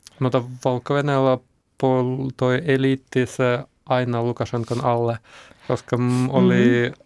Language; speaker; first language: Finnish; non-native, learner; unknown